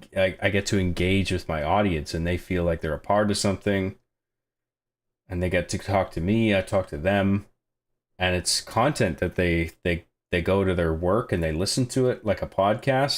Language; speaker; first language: English; native; English